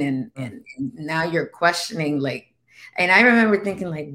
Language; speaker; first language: English; non-native, fluent; Spanish